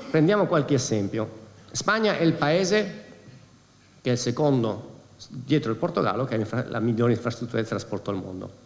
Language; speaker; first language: Italian; non-native, fluent; Spanish